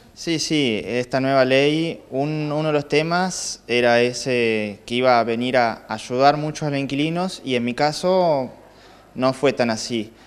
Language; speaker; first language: Spanish; native; Spanish